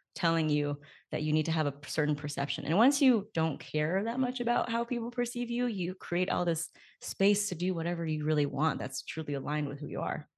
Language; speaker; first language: English; native; English